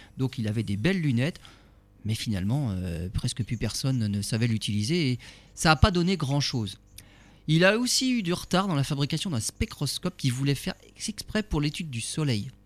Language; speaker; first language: French; native; French